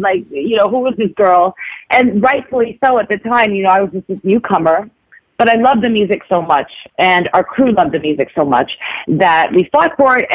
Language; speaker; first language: English; non-native, local second language; Filipino